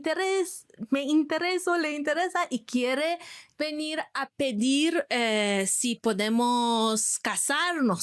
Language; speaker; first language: Spanish; non-native, fluent; Persian